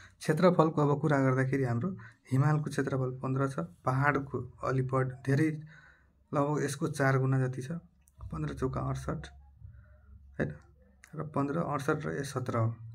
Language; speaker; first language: Nepali; non-native, local second language; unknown